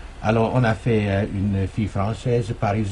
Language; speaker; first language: French; non-native, fluent; German